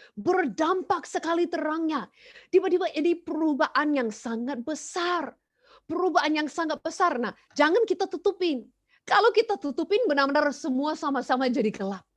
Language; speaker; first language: Indonesian; non-native, fluent; English